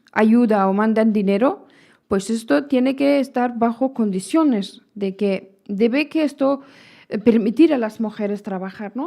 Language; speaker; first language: Spanish; non-native, fluent; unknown